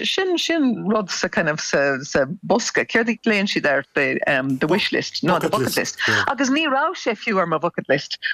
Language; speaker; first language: Irish; non-native, local second language; English